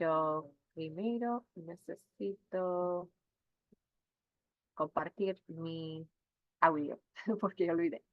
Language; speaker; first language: Spanish; non-native, fluent; English